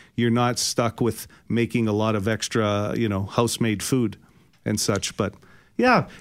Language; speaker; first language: English; native; English